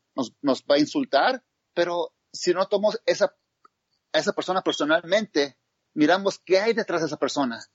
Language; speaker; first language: Spanish; native; Spanish